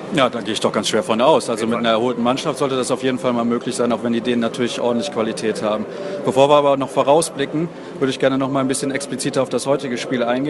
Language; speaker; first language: German; native; German